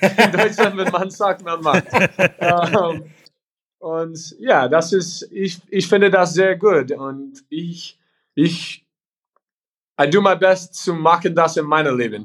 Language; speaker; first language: German; non-native, learner; English